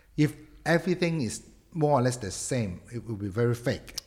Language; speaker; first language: English; non-native, local second language; Cantonese